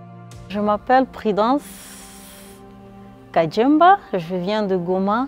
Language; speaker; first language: French; non-native, local second language; Swahili